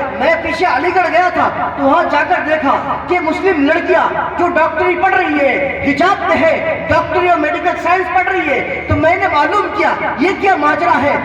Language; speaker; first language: Urdu; non-native, local second language; Bangla